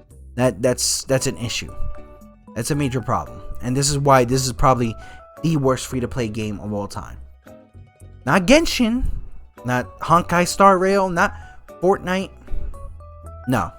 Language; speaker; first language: English; native; English